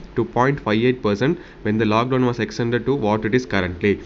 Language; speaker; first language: English; non-native, local second language; Tamil